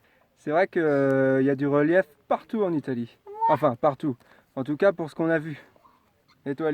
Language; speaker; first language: French; native; French